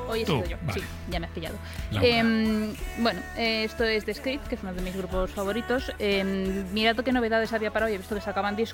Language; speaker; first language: Spanish; native; Spanish